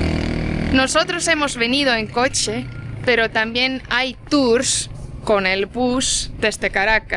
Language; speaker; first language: Spanish; non-native, fluent; Estonian